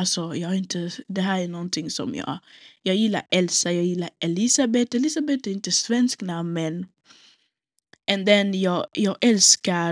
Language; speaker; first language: Swedish; non-native, local second language; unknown